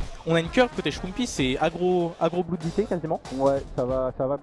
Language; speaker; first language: French; native; French